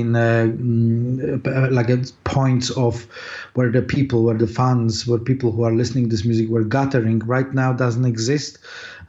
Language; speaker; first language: English; non-native, fluent; Polish